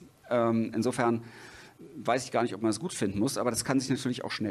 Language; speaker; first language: German; native; German